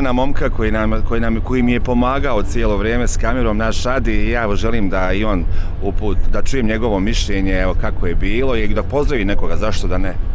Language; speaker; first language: Bosnian; native; Bosnian